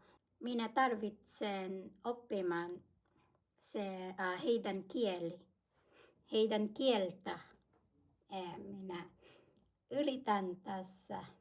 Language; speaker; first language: Finnish; non-native, learner; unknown